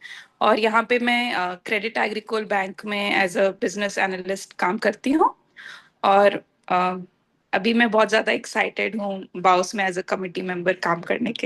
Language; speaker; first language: Hindi; early bilingual, other home language; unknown